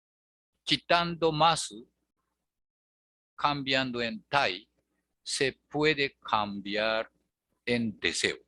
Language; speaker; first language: Spanish; non-native, fluent; Japanese